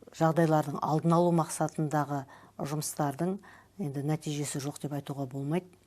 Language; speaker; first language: Kazakh; native; Kazakh